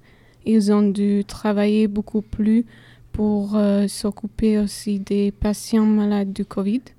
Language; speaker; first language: French; non-native, fluent; Slovak